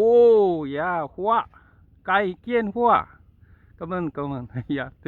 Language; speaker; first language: Vietnamese; non-native, learner; Korean